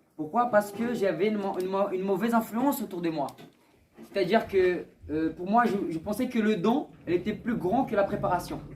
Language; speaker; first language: French; early bilingual, other home language; Portuguese